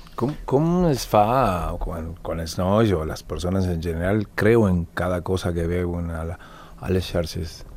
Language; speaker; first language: Catalan; non-native, fluent; Spanish